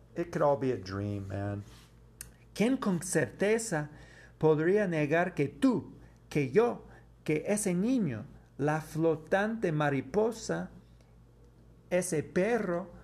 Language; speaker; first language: Spanish; non-native, fluent; English